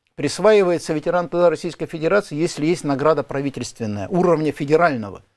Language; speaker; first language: Russian; native; Russian